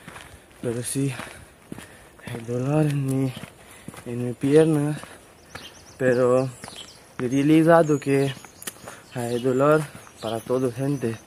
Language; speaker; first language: Spanish; non-native, learner; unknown